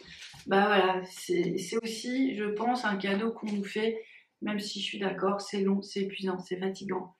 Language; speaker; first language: French; native; French